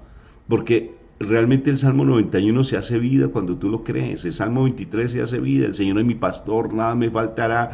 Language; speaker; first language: Spanish; native; Spanish